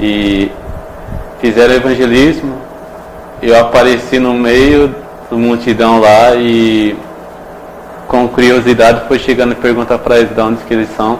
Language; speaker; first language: Portuguese; non-native, local second language; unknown